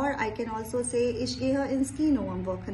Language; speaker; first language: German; non-native, fluent; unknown